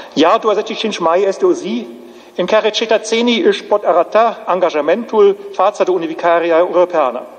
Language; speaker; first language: Romanian; non-native, fluent; German